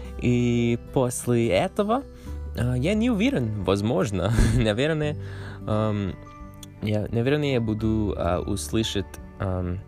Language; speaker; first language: Russian; non-native, learner; English